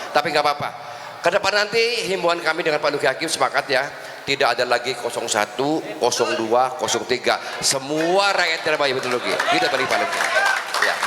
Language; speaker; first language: Indonesian; native; Indonesian